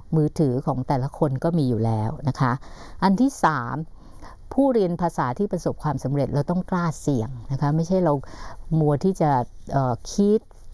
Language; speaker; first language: Thai; native; Thai